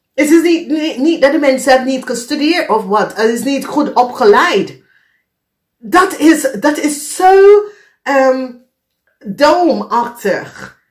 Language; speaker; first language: Dutch; non-native, fluent; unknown